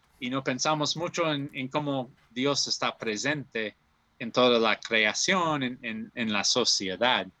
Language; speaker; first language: Spanish; non-native, learner; English